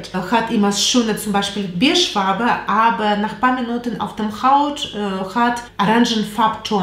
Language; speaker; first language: German; non-native, learner; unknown